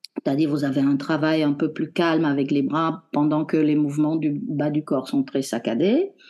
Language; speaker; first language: French; non-native, fluent; Romanian